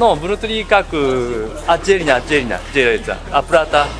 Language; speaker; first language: Russian; non-native, learner; Japanese